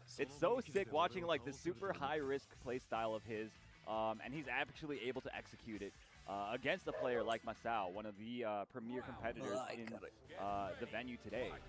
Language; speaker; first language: English; native; English